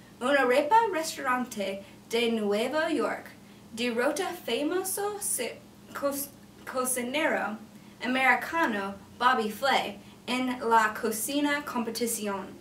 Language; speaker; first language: Spanish; non-native, learner; English